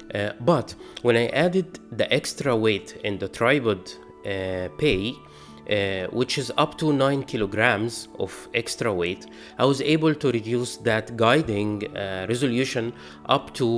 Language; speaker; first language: English; non-native, fluent; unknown